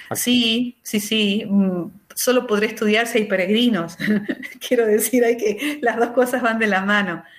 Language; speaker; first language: Spanish; native; Spanish